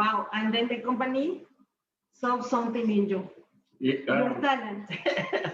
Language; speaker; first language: English; non-native, learner; Spanish